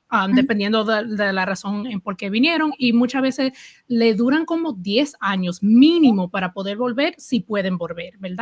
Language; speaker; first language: Spanish; early bilingual, heritage; Spanish